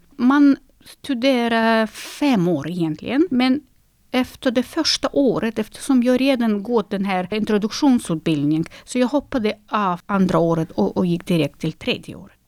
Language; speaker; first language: Swedish; non-native, fluent; Russian